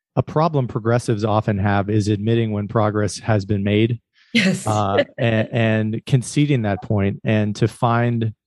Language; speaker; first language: English; native; English